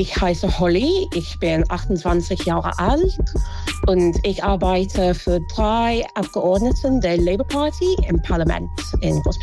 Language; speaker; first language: German; non-native, fluent; English